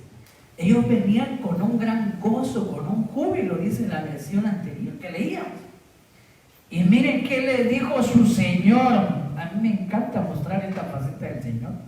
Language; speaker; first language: Spanish; native; Spanish